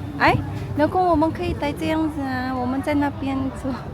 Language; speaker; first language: Chinese; non-native, learner; Filipino